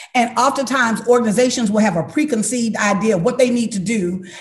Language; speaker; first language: English; native; English